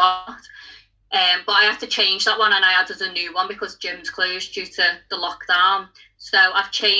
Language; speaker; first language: English; native; English